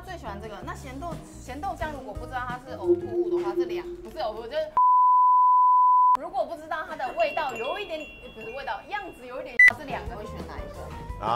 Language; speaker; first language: Chinese; native; Chinese